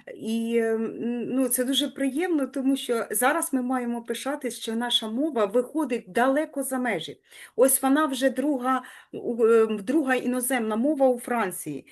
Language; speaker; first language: Ukrainian; native; Ukrainian